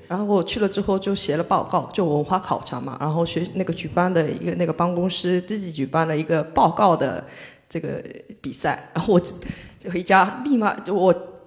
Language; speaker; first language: Chinese; non-native, fluent; Korean